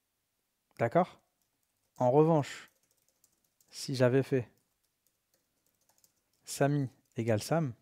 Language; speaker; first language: French; native; French